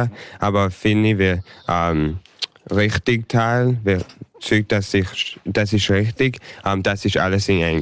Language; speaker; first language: German; early bilingual, heritage; English